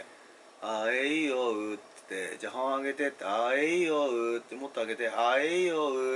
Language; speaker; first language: Japanese; native; Japanese